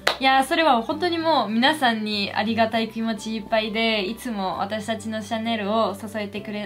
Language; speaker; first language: Japanese; non-native, fluent; French